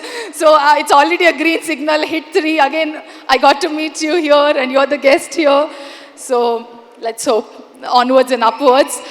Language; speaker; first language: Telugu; non-native, learner; Kannada